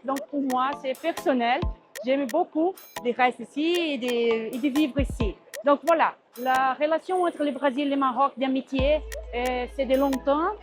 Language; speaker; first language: French; non-native, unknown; Portuguese